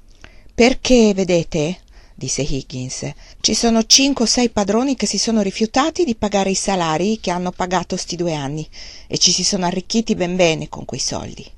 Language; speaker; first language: Italian; native; Italian